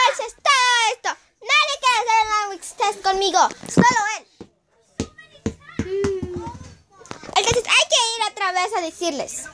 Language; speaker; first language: Spanish; early bilingual, heritage; Spanish